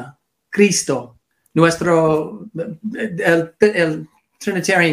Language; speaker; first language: Spanish; non-native, learner; English